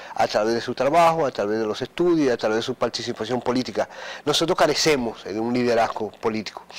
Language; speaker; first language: Spanish; early bilingual, heritage; Spanish